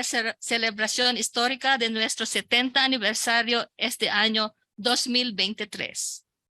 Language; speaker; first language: Spanish; non-native, local second language; Filipino